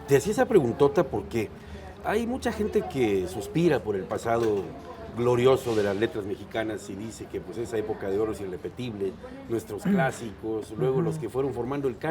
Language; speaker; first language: Spanish; native; Spanish